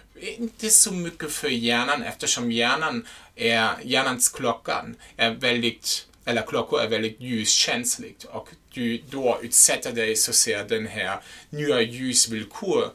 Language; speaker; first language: Swedish; non-native, fluent; German